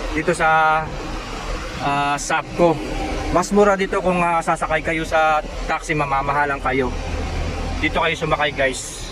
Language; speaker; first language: Filipino; non-native, local second language; Pampanga